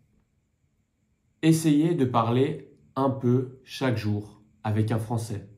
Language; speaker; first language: French; native; French